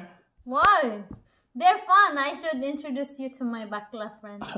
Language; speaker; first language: English; non-native, local second language; Cebuano